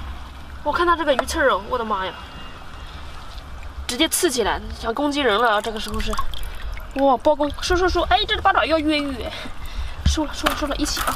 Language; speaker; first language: Chinese; native; Chinese